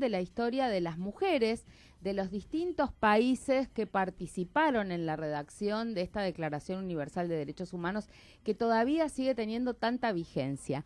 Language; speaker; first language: Spanish; native; Spanish